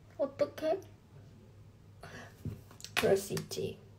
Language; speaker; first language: Korean; non-native, fluent; Chinese